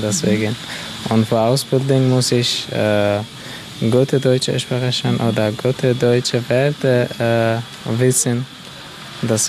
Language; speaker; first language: German; non-native, learner; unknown